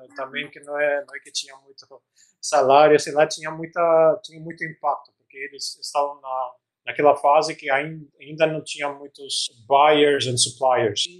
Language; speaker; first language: Portuguese; non-native, fluent; Albanian